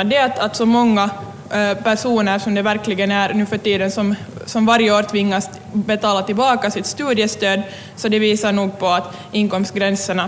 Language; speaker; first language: Swedish; native; Swedish